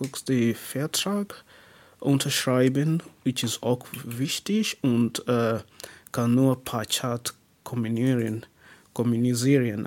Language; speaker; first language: German; non-native, learner; English